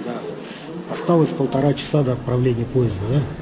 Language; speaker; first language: Russian; native; Russian